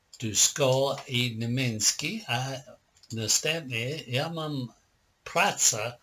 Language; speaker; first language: Polish; non-native, learner; English